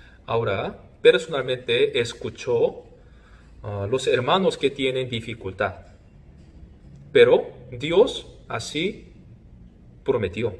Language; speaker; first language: Spanish; non-native, fluent; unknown